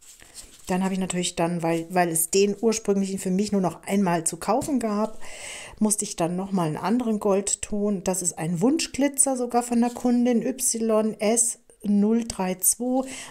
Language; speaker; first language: German; native; German